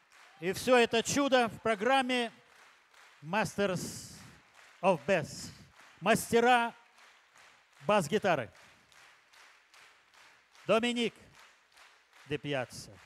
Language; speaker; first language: Russian; native; Russian